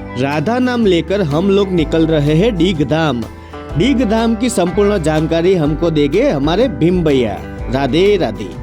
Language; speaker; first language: Hindi; non-native, local second language; Gujarati